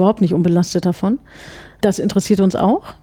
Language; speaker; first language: German; native; German